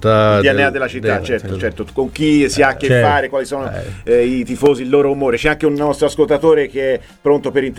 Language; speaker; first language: Italian; native; Italian